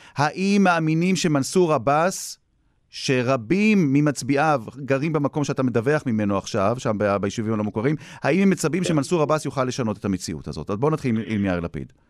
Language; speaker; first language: Hebrew; native; Hebrew